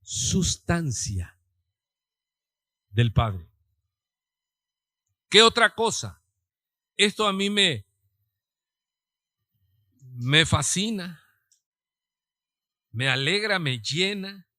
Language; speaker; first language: Spanish; native; Spanish